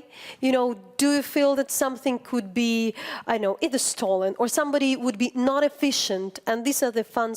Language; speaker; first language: English; non-native, fluent; Ukrainian